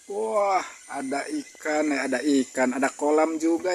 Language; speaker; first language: Indonesian; non-native, local second language; Sundanese